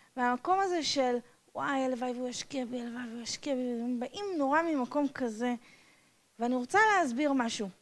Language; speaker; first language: Hebrew; non-native, fluent; English